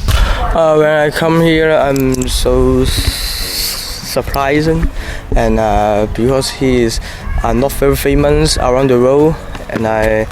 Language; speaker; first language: English; non-native, learner; Cantonese